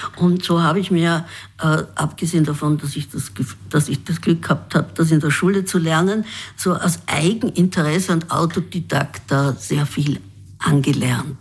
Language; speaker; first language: German; native; German